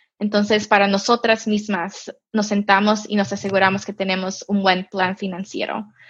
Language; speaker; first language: Spanish; early bilingual, heritage; Spanish